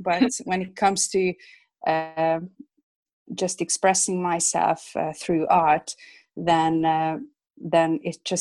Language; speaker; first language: English; non-native, fluent; Hungarian